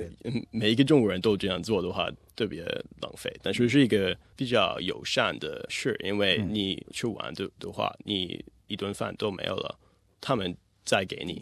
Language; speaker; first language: Chinese; non-native, fluent; English